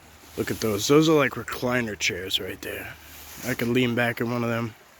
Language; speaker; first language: English; native; English